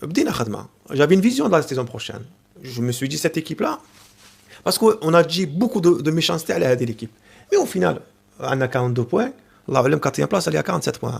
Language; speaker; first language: French; native; French